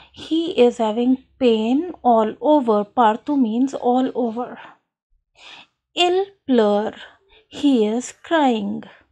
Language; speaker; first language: English; non-native, local second language; Hindi